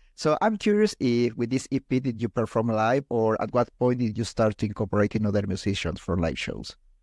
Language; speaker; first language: English; non-native, fluent; Spanish